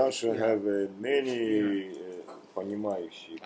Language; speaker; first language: English; non-native, learner; Russian